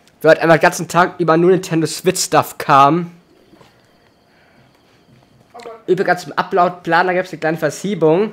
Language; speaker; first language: German; native; German